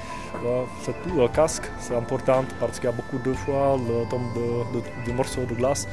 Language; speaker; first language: French; non-native, learner; Czech